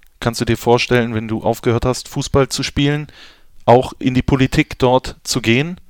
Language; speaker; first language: German; native; German